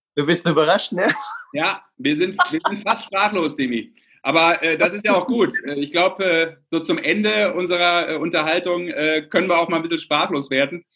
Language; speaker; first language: German; non-native, fluent; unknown